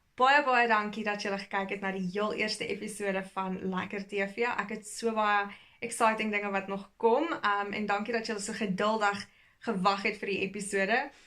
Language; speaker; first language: Afrikaans; early bilingual, heritage; Afrikaans